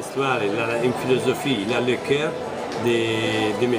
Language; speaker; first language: French; non-native, fluent; Italian